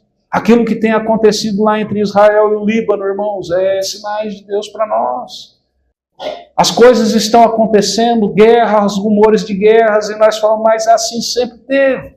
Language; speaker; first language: Portuguese; native; Portuguese